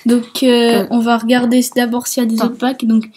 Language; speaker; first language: French; native; French